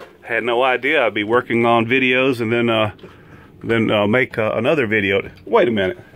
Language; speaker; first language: English; native; English